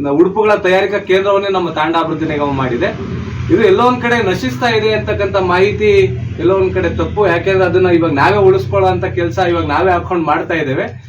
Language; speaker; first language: Kannada; non-native, local second language; Lambadi